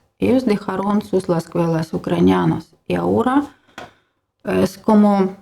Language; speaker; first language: Spanish; non-native, learner; Ukrainian